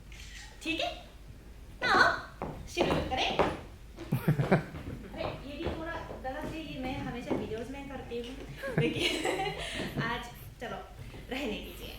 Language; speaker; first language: Hindi; non-native, fluent; Japanese